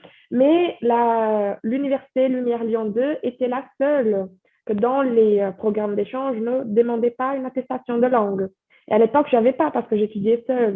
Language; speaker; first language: French; non-native, fluent; Portuguese